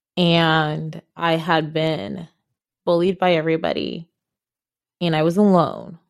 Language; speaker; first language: English; non-native, local second language; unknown